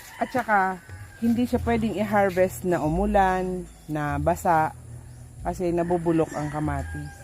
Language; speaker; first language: Filipino; native; Filipino